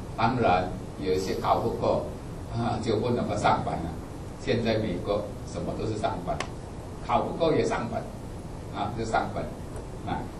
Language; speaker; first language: Chinese; non-native, fluent; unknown